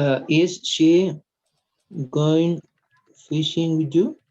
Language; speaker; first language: English; non-native, learner; Spanish